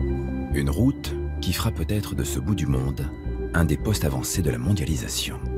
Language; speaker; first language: French; native; French